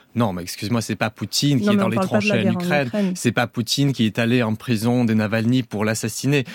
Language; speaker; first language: French; non-native, fluent; Russian